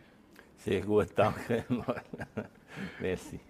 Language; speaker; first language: German; early bilingual, heritage; Italian